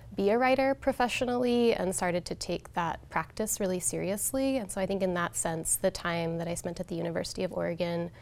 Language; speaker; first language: English; native; English